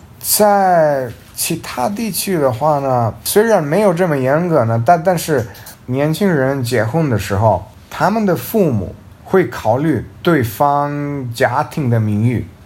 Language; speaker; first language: Chinese; non-native, fluent; Serbian